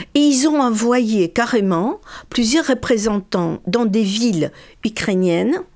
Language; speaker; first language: French; non-native, fluent; Russian